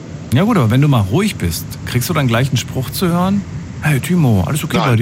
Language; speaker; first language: German; native; German